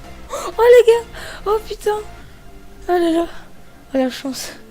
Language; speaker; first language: French; native; French